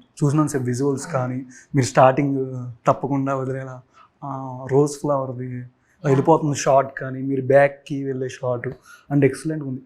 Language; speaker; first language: Telugu; native; Telugu